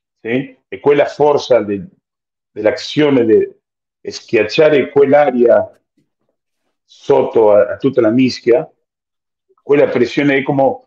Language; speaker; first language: Italian; non-native, fluent; Spanish